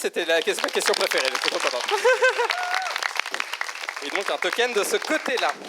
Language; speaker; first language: French; native; French